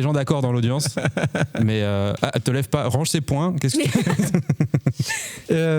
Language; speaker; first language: French; native; French